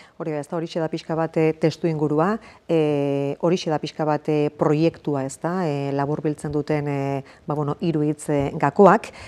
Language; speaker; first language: Basque; native; Basque